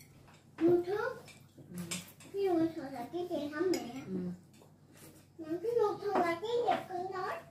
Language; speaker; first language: Vietnamese; early bilingual, heritage; Vietnamese